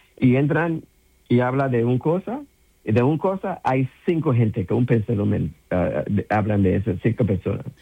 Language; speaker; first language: Spanish; non-native, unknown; English